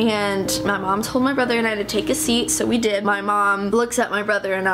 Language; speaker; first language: English; native; English